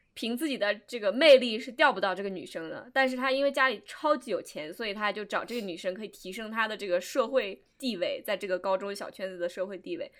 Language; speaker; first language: Chinese; native; Chinese